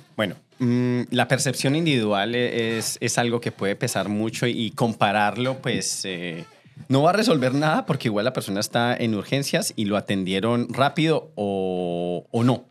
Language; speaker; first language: Spanish; native; Spanish